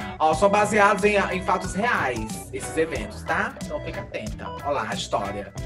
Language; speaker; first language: Portuguese; native; Portuguese